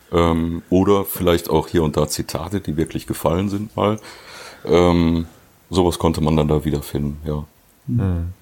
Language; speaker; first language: German; native; German